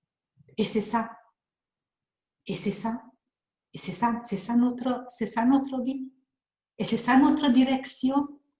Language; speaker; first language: French; non-native, learner; Hungarian